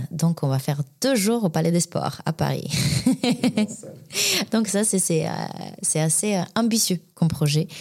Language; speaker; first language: French; non-native, fluent; Bulgarian